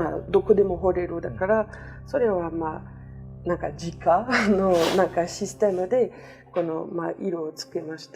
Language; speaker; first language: Japanese; non-native, learner; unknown